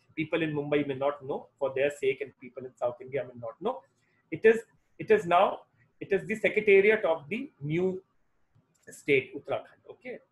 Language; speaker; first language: English; non-native, local second language; Hindi